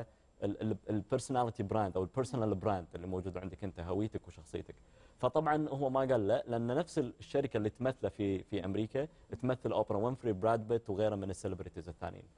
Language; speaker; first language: Arabic; native; Arabic